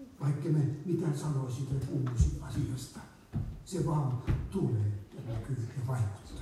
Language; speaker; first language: Finnish; native; Finnish